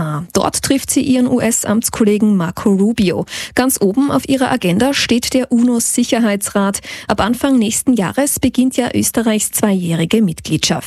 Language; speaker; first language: German; native; German